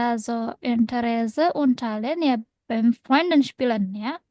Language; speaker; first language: German; non-native, learner; Indonesian